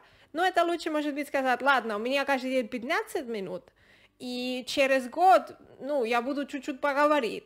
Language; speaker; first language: Russian; non-native, learner; Spanish